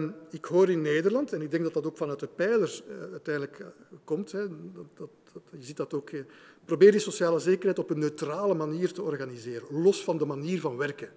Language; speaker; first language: Dutch; native; Dutch